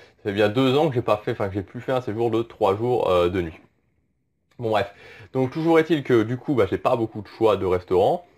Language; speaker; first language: French; native; French